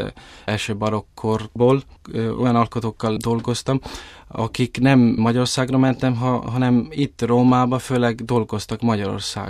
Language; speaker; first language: Hungarian; early bilingual, heritage; Italian